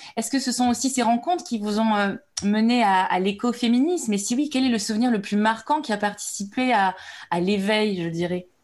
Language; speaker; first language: French; native; French